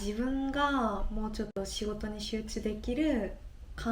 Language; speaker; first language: Japanese; non-native, fluent; Korean